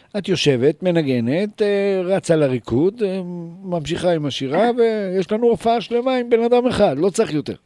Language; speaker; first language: Hebrew; native; Hebrew